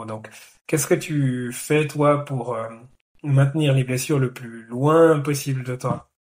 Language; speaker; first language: French; native; French